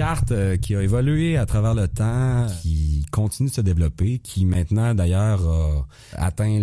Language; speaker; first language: French; native; French